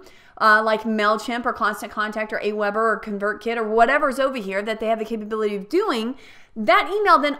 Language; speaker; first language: English; native; English